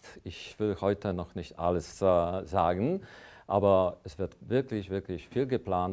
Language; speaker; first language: German; non-native, fluent; Polish